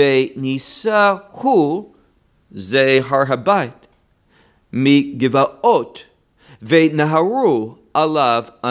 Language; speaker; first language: Hebrew; non-native, fluent; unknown